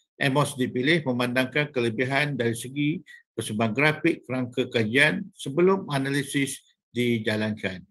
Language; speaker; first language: Malay; native; Malay